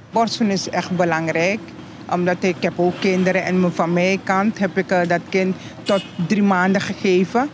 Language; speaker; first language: Dutch; non-native, local second language; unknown